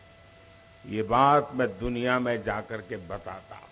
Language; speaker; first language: Hindi; non-native, local second language; Gujarati